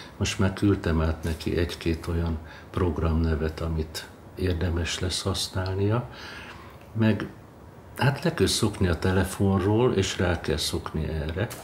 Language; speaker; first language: Hungarian; native; Hungarian